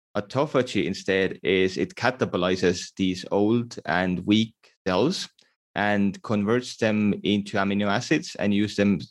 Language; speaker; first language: English; non-native, fluent; Estonian